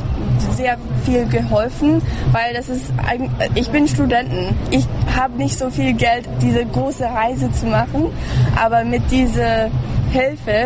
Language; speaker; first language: German; early bilingual, heritage; German